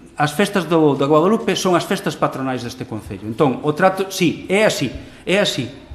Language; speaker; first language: Galician; native; Galician